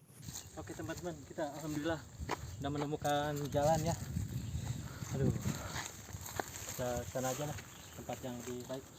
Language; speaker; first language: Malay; non-native, local second language; Sundanese